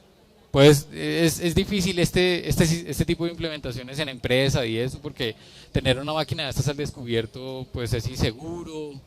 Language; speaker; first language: Spanish; native; Spanish